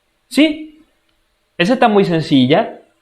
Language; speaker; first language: Spanish; native; Spanish